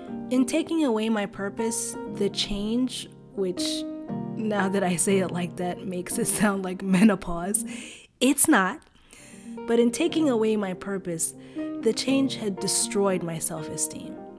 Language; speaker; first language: English; early bilingual, other home language; Arabic